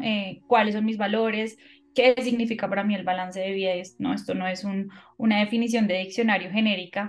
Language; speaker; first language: Spanish; native; Spanish